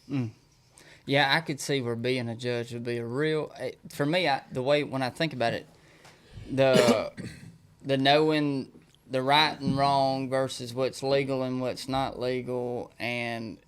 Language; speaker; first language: English; native; English